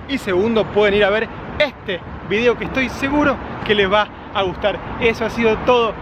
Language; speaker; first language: Spanish; native; Spanish